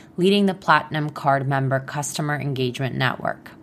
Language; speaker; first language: English; non-native, fluent; Hebrew